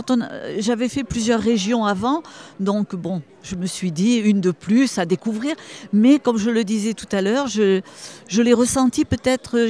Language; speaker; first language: French; native; French